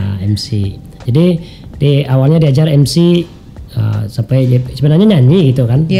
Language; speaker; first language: Indonesian; non-native, local second language; Minangkabau